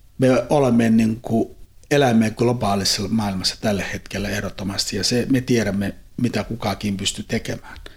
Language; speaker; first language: Finnish; non-native, fluent; Somali